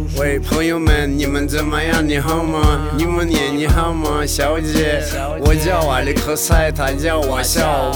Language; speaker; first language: Chinese; non-native, learner; Russian